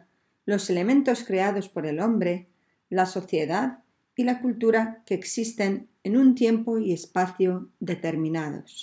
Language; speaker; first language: Spanish; native; Spanish